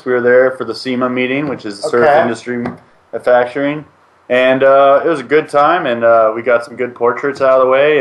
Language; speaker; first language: English; native; English